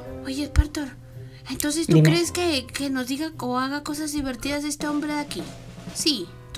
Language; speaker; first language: Spanish; native; Spanish